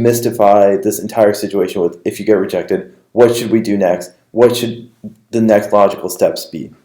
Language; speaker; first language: English; native; English